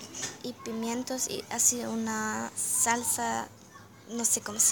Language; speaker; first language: Spanish; non-native, learner; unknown